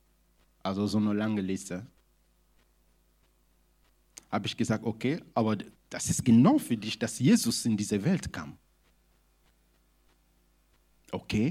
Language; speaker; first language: German; non-native, fluent; Lingala